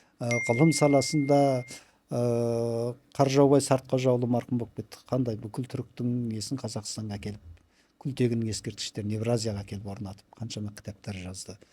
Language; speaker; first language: Kazakh; early bilingual, heritage; Kazakh